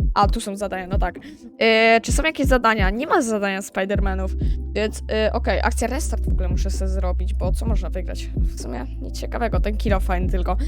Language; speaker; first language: Polish; native; Polish